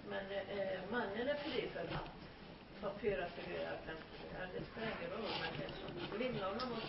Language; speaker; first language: Swedish; non-native, learner; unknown